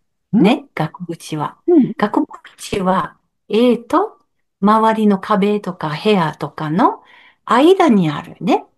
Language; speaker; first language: Japanese; non-native, learner; French